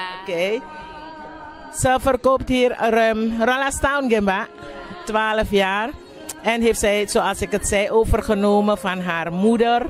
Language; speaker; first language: Dutch; non-native, local second language; Javanese